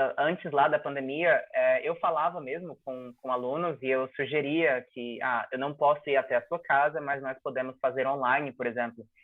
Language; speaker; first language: Portuguese; native; Portuguese